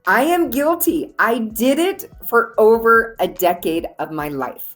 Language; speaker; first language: English; native; English